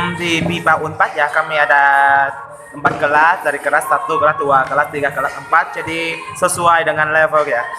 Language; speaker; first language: Indonesian; non-native, learner; Vietnamese